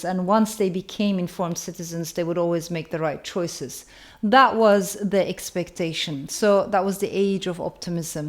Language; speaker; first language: English; non-native, fluent; Turkish